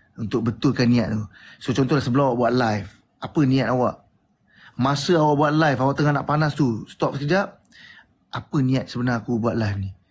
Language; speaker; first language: Malay; native; Malay